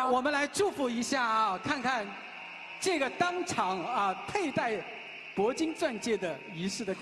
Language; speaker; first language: Chinese; native; Chinese